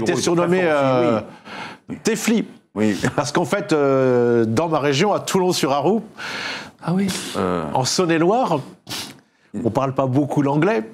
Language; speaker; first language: French; native; French